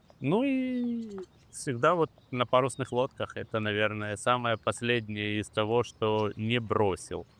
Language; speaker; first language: Russian; native; Russian